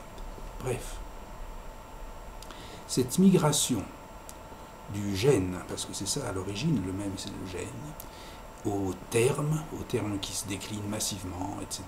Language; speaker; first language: French; native; French